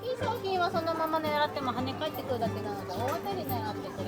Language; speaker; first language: Japanese; native; Japanese